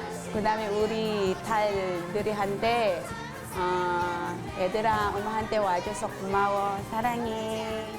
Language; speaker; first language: Korean; non-native, learner; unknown